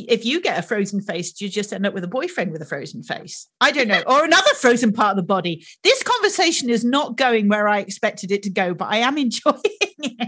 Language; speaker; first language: English; native; English